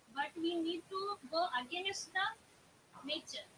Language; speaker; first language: English; non-native, local second language; Kannada